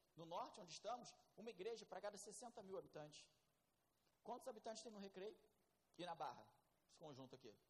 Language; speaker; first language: Portuguese; native; Portuguese